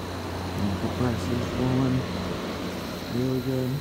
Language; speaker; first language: English; native; English